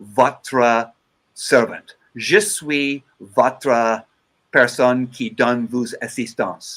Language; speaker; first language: French; non-native, learner; English